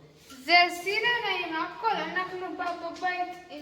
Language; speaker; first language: Hebrew; non-native, learner; Gujarati